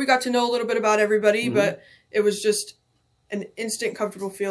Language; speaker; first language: English; native; English